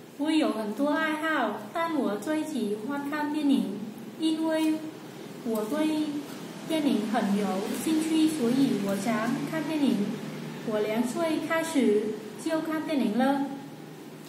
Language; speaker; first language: Chinese; non-native, learner; Vietnamese